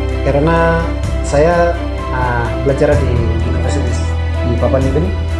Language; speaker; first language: Indonesian; non-native, learner; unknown